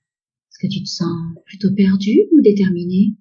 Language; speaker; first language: French; native; French